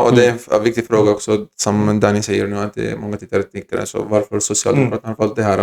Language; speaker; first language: Swedish; non-native, fluent; Arabic